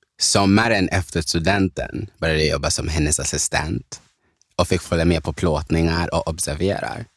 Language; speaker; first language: Swedish; early bilingual, other home language; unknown